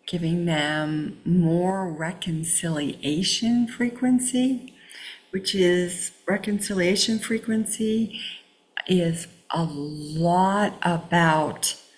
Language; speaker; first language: English; native; English